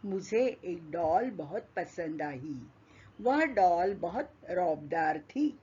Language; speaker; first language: Hindi; non-native, local second language; Marathi